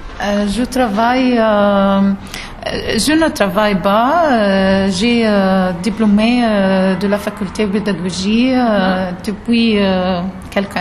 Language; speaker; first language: French; non-native, learner; Arabic